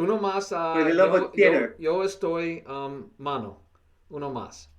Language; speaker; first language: Spanish; non-native, learner; English